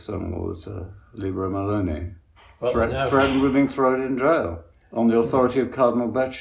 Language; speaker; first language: English; native; English